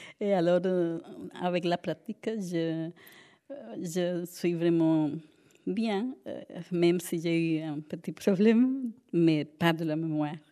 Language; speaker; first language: French; non-native, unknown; Spanish